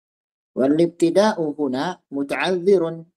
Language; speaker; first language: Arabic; non-native, fluent; Indonesian